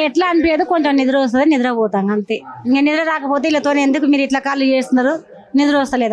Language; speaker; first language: Telugu; native; Telugu